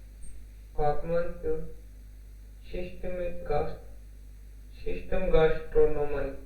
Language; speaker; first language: German; non-native, learner; Hindi